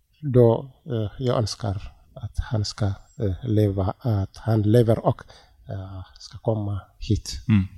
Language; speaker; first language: Swedish; non-native, learner; Tigrinya